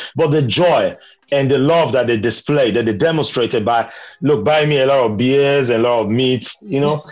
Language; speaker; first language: English; non-native, local second language; Nigerian Pidgin